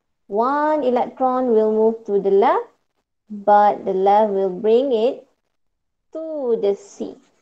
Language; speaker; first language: English; non-native, local second language; Malay